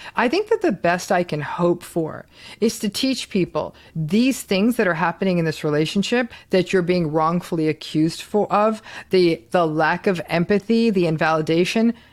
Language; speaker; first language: English; early bilingual, other home language; Hindi